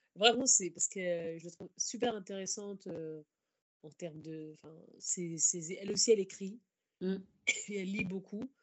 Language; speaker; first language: French; native; French